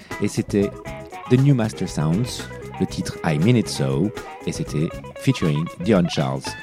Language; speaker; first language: French; native; French